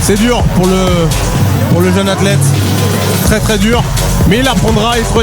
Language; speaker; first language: French; native; French